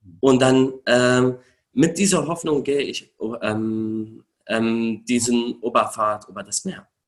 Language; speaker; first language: German; non-native, fluent; Arabic